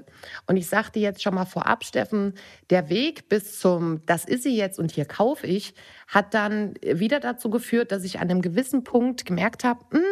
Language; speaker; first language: German; native; German